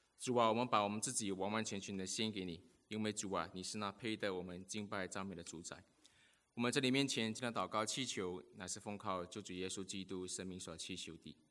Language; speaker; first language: Chinese; non-native, local second language; Cantonese